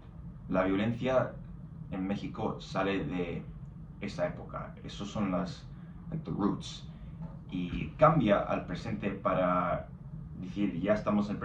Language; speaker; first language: Spanish; non-native, fluent; English